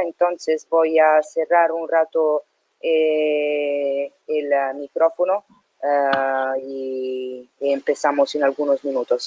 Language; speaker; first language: Spanish; non-native, learner; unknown